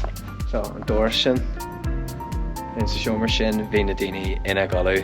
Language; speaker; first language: Irish; non-native, local second language; English